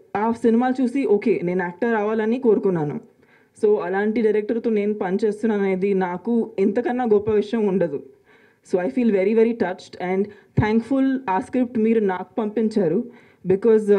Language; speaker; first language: Telugu; non-native, local second language; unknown